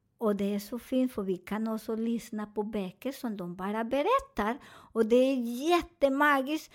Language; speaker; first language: Swedish; non-native, learner; Spanish